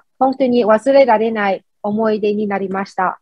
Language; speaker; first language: Japanese; non-native, fluent; Vietnamese